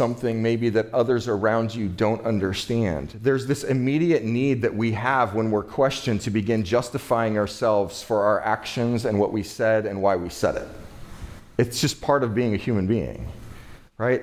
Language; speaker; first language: English; native; English